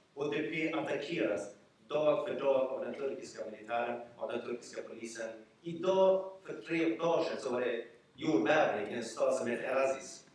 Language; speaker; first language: Swedish; early bilingual, other home language; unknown